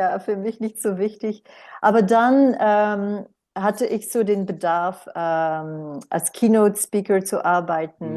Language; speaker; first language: German; non-native, fluent; Romanian